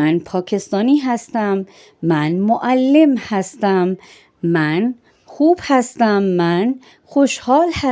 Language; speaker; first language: Persian; non-native, fluent; Urdu